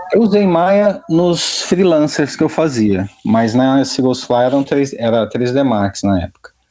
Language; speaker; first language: Portuguese; native; Portuguese